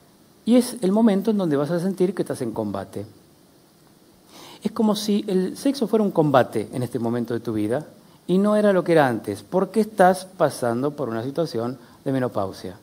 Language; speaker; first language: Spanish; native; Spanish